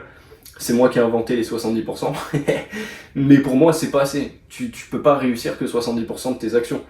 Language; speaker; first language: French; native; French